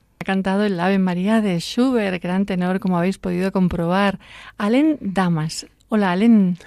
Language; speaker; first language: Spanish; native; Spanish